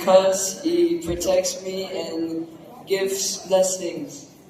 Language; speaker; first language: English; non-native, learner; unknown